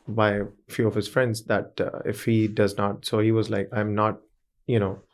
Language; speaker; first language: English; early bilingual, other home language; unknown